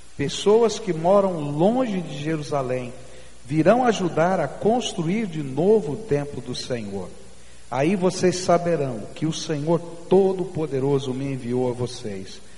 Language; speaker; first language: Portuguese; native; Portuguese